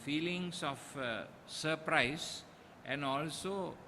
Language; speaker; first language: English; non-native, local second language; Sinhala